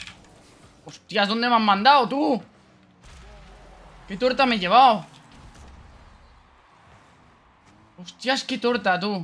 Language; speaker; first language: Spanish; native; Spanish